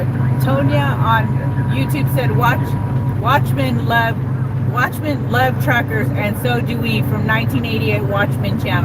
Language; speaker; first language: English; native; English